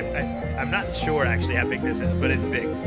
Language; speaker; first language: English; native; English